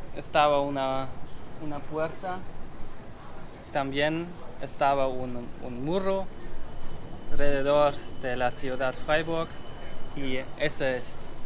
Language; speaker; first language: Spanish; non-native, fluent; German